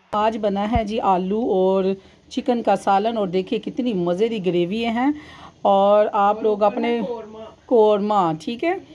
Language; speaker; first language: Urdu; non-native, local second language; Punjabi